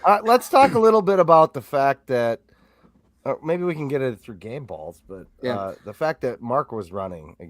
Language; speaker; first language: English; native; English